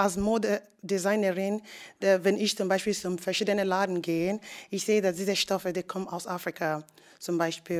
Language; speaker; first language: German; non-native, fluent; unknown